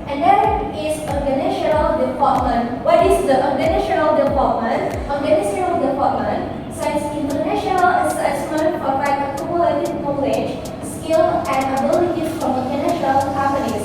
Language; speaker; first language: English; non-native, learner; Indonesian